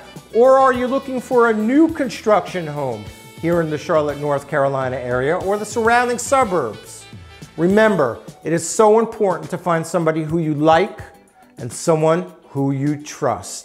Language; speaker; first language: English; native; English